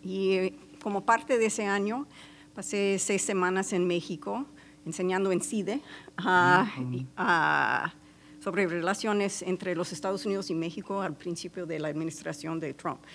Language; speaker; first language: Spanish; non-native, fluent; English